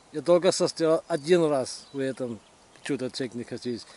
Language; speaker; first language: Russian; non-native, learner; Danish